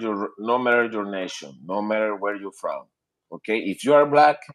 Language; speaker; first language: English; non-native, learner; Spanish